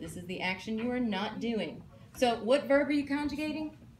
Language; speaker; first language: English; native; English